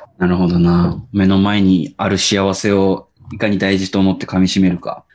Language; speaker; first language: Japanese; native; Japanese